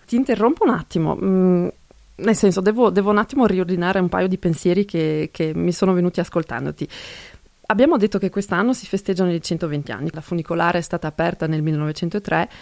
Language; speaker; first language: Italian; non-native, local second language; German